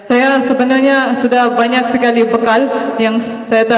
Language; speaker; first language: Indonesian; non-native, fluent; Maranao